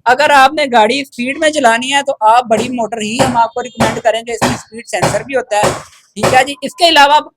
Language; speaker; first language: Urdu; non-native, local second language; Punjabi